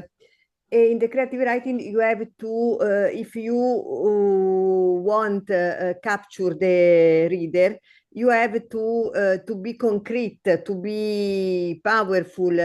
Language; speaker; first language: English; non-native, learner; Italian